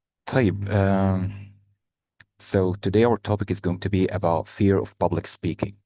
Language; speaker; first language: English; non-native, fluent; Arabic